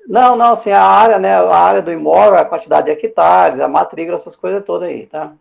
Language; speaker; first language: Portuguese; native; Portuguese